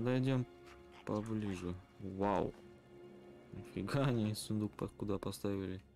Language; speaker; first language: Russian; native; Russian